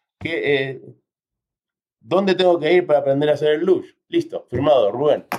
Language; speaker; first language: Spanish; early bilingual, heritage; Spanish